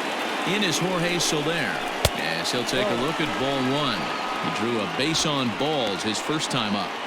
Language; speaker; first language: English; native; English